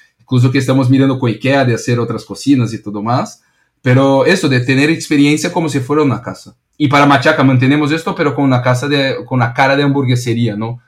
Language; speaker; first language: Spanish; non-native, fluent; Portuguese